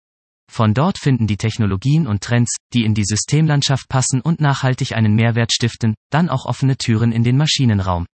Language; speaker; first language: German; native; German